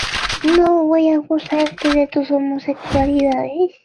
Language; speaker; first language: Spanish; native; Spanish